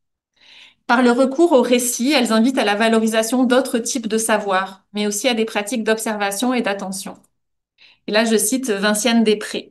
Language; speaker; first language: French; native; French